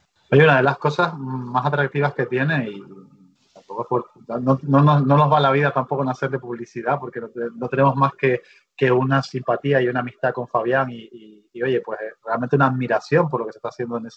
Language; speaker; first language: Spanish; native; Spanish